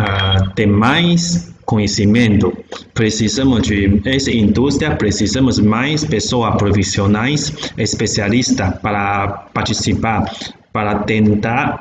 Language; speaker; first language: Portuguese; non-native, learner; Chinese